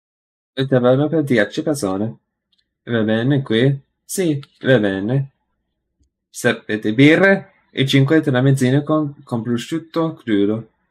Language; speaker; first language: Italian; non-native, learner; English